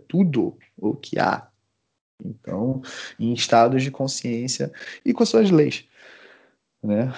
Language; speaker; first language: Portuguese; native; Portuguese